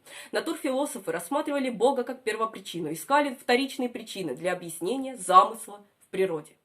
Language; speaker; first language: Russian; native; Russian